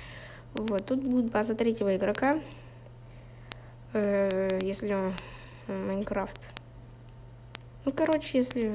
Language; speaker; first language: Russian; native; Russian